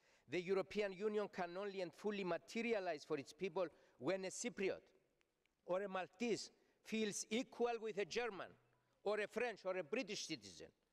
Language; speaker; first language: English; non-native, fluent; Greek